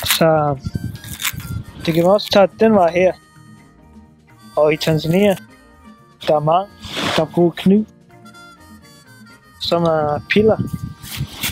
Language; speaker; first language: Danish; non-native, learner; Swahili